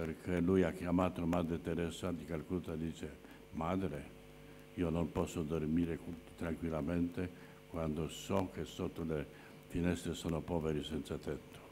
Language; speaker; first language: Italian; non-native, fluent; Polish